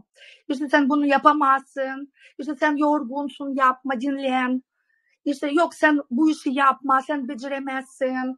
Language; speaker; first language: Turkish; non-native, fluent; Russian